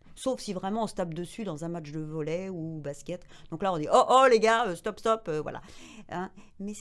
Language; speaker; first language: French; native; French